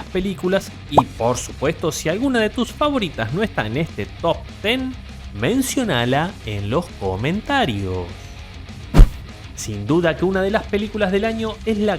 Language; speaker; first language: Spanish; native; Spanish